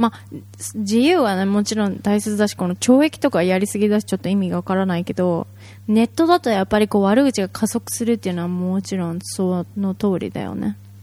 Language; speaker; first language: Japanese; native; Japanese